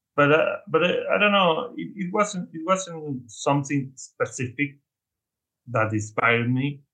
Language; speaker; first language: English; non-native, learner; Spanish